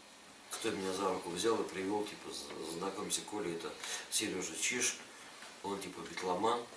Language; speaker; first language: Russian; native; Russian